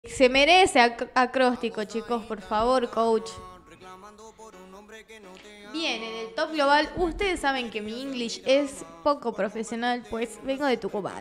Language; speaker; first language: Spanish; native; Spanish